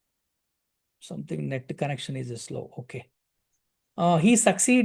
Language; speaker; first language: English; non-native, local second language; Telugu